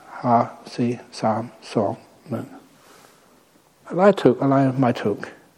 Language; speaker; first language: English; native; English